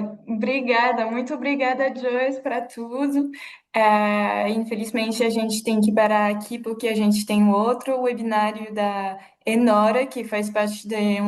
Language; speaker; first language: Portuguese; non-native, fluent; French